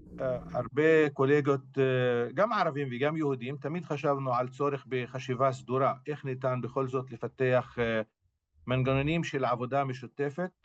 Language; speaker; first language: Hebrew; non-native, local second language; Arabic